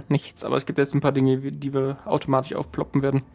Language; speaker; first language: German; native; German